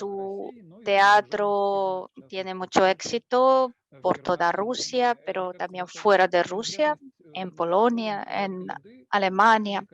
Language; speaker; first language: Spanish; non-native, fluent; Russian